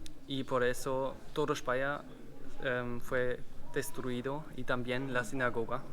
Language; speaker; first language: Spanish; non-native, learner; German